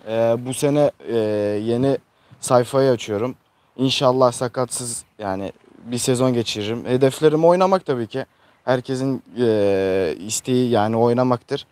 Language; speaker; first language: Turkish; early bilingual, heritage; Turkish